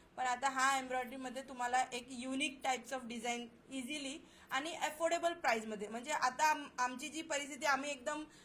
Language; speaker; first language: Marathi; non-native, local second language; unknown